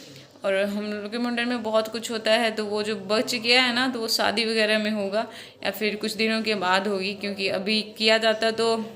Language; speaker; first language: Hindi; non-native, local second language; Maithili